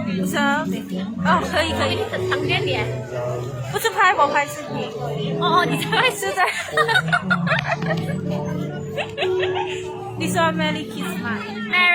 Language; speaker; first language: Chinese; non-native, fluent; Lao